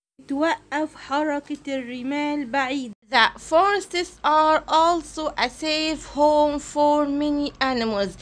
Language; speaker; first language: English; non-native, fluent; Arabic